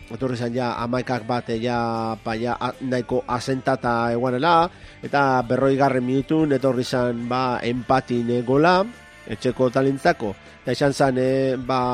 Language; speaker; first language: Basque; native; Basque